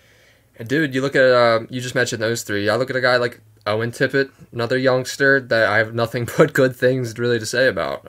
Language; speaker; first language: English; native; English